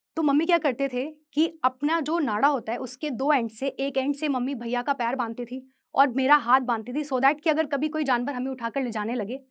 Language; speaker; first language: Hindi; native; Hindi